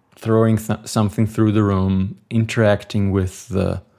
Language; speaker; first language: English; non-native, fluent; German